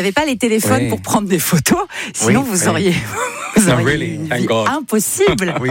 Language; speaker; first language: French; native; French